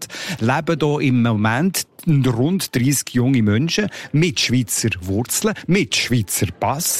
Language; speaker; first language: German; native; German